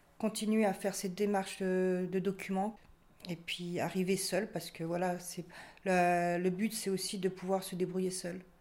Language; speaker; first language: French; native; French